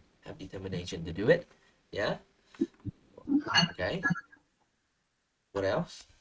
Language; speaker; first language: English; non-native, fluent; Vietnamese